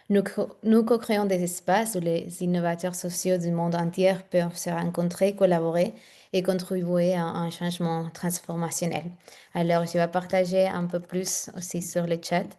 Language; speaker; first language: French; non-native, fluent; Spanish